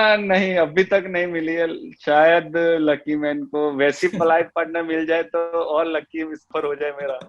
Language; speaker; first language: Hindi; non-native, local second language; Gujarati